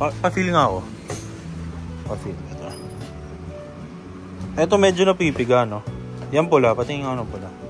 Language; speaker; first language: Filipino; native; Filipino